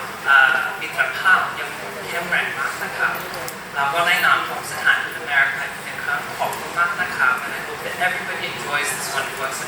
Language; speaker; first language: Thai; non-native, fluent; English